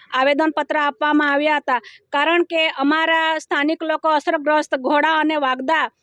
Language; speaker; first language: Gujarati; non-native, local second language; Gamit